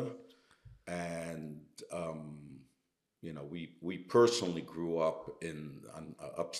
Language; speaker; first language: English; early bilingual, other home language; Yiddish